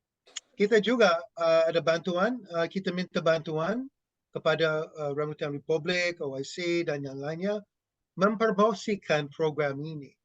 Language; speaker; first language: Indonesian; non-native, fluent; English